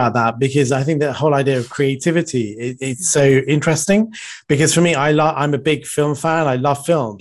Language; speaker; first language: English; non-native, local second language; Sinhala